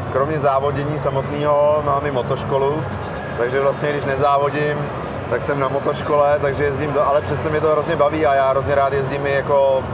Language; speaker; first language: Czech; native; Czech